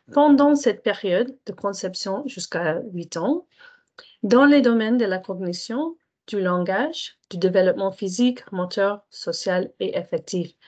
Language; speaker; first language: French; non-native, fluent; English